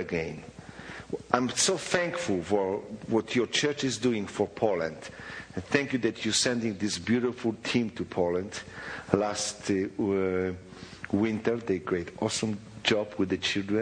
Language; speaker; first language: English; non-native, fluent; Polish